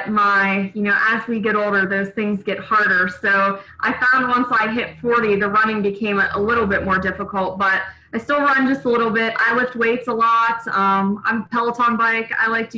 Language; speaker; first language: English; native; English